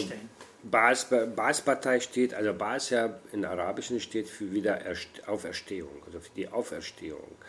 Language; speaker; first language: German; non-native, fluent; Arabic